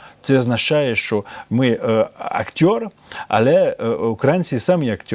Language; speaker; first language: Ukrainian; non-native, fluent; French